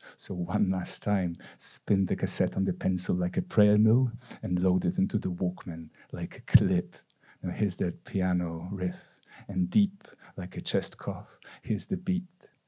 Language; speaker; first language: English; non-native, fluent; Polish